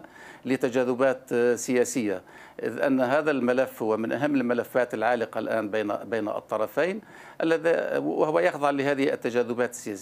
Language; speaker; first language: Arabic; native; Arabic